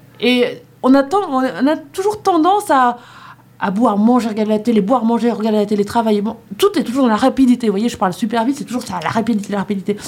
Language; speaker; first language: French; native; French